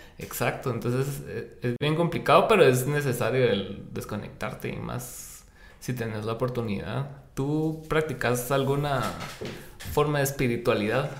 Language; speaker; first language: Spanish; native; Spanish